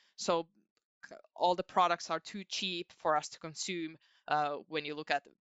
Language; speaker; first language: English; non-native, fluent; Finnish